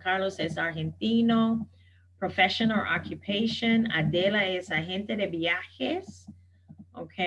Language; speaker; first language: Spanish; non-native, fluent; English